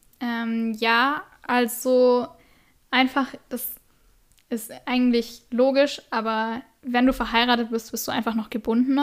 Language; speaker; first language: German; native; German